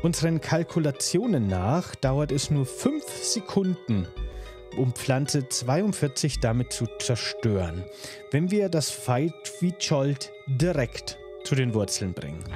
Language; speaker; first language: German; native; German